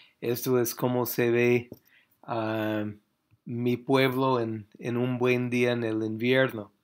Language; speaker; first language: Spanish; non-native, fluent; English